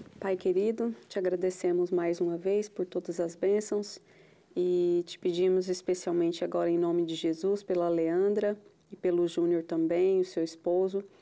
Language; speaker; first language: Portuguese; native; Portuguese